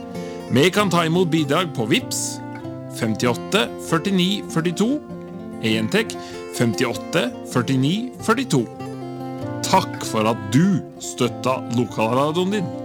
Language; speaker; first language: Norwegian; native; Norwegian